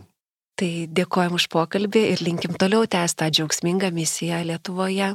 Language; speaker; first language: Lithuanian; native; Lithuanian